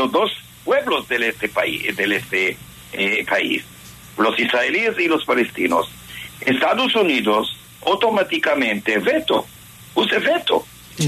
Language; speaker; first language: Spanish; non-native, fluent; Hebrew